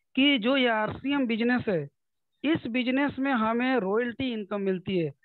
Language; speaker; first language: Hindi; native; Hindi